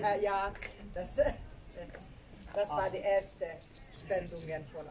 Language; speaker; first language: German; non-native, learner; Hungarian